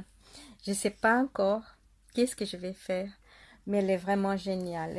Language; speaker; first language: French; non-native, fluent; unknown